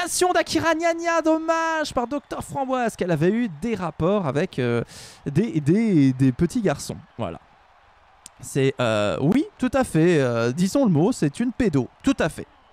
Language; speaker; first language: French; native; French